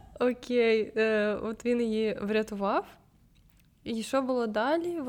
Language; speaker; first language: Ukrainian; non-native, local second language; Russian